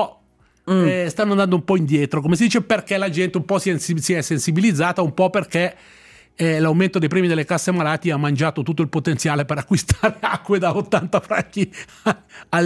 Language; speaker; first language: Italian; native; Italian